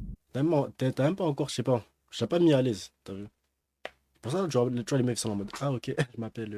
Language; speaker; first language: French; native; French